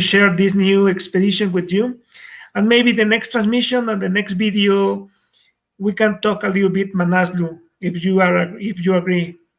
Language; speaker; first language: English; non-native, fluent; Spanish